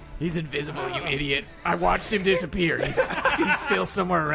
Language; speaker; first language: English; native; English